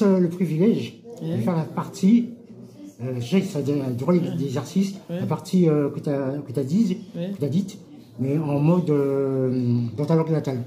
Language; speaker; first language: French; native; French